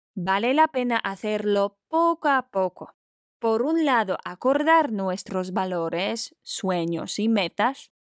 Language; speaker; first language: Spanish; non-native, fluent; Polish